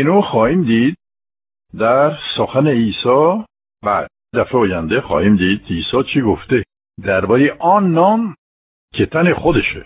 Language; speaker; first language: Persian; non-native, fluent; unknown